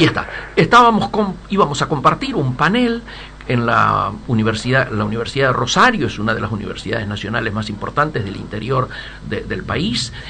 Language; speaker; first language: Spanish; native; Spanish